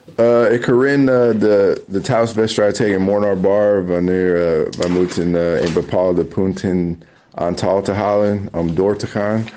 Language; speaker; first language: Dutch; non-native, learner; English